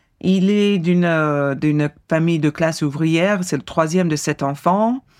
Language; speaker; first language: French; non-native, fluent; English